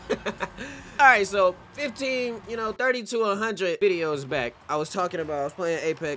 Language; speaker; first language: English; native; English